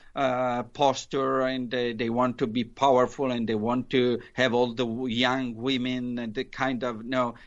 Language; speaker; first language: English; non-native, fluent; Italian